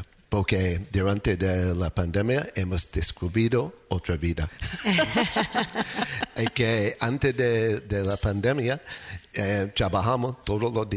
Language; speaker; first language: Spanish; non-native, fluent; English